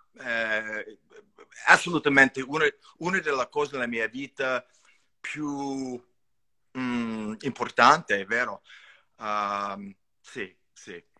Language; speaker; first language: Italian; non-native, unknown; English